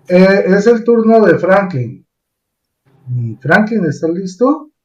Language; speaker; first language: Spanish; native; Spanish